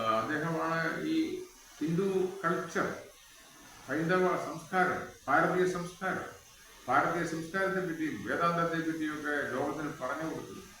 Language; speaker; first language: Malayalam; native; Malayalam